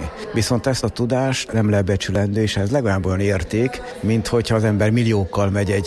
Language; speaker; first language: Hungarian; native; Hungarian